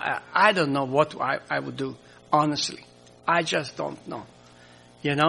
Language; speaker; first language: English; non-native, fluent; Croatian